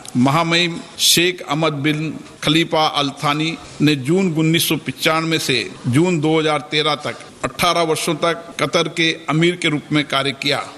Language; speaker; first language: Hindi; native; Hindi